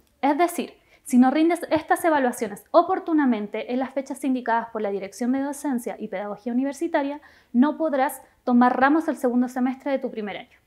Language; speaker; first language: Spanish; native; Spanish